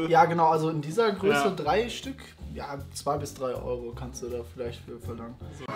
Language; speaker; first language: German; native; German